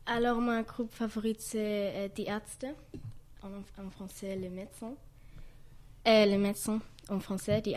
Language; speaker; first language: French; non-native, learner; German